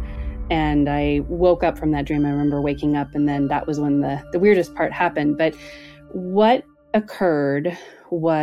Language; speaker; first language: English; native; English